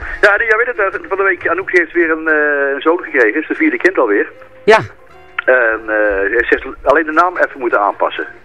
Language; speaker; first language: Dutch; native; Dutch